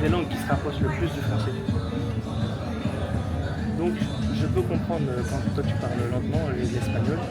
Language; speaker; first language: French; native; French